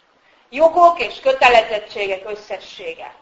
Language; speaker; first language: Hungarian; native; Hungarian